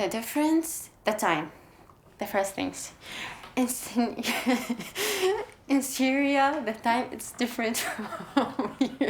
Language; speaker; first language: English; non-native, learner; Arabic